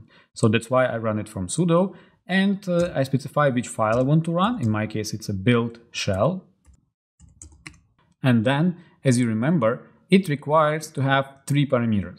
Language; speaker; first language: English; non-native, fluent; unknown